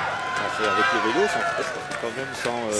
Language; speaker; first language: French; native; French